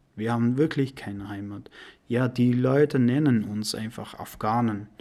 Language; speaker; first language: German; non-native, learner; Persian